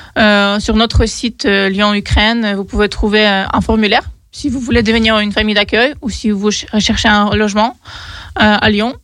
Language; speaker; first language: French; non-native, fluent; Ukrainian